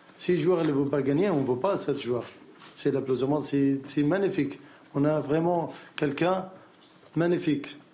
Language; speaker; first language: French; non-native, learner; Arabic